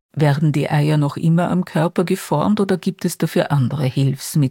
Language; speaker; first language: German; native; German